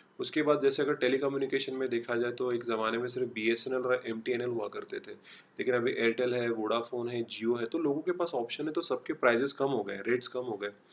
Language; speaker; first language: Hindi; non-native, local second language; Marathi